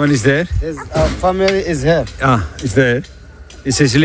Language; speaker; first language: English; non-native, learner; Spanish